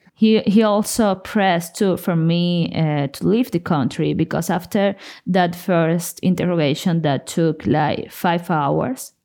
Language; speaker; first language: English; non-native, fluent; Spanish